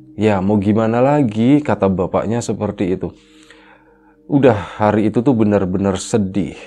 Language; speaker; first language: Indonesian; native; Indonesian